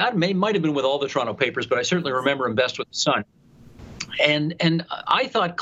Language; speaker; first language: English; native; English